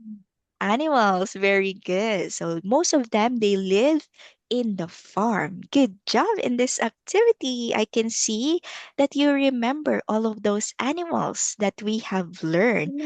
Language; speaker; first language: English; non-native, local second language; Filipino